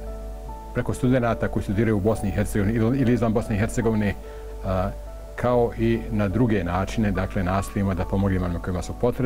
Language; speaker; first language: Croatian; native; Croatian